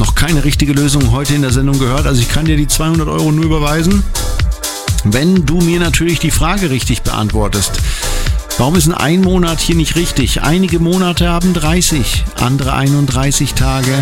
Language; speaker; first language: German; native; German